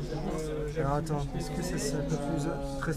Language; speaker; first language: French; native; French